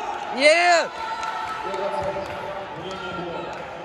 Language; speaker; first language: Russian; native; Russian